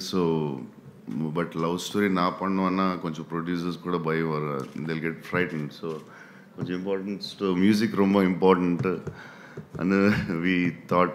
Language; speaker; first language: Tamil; non-native, learner; Telugu